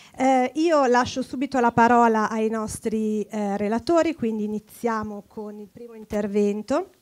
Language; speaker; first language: Italian; native; Italian